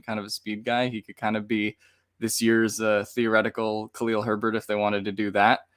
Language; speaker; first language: English; native; English